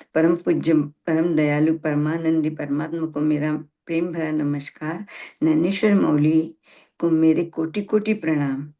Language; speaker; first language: Hindi; non-native, local second language; Marathi